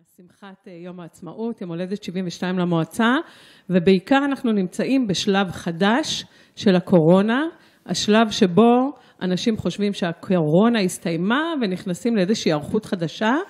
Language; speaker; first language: Hebrew; native; Hebrew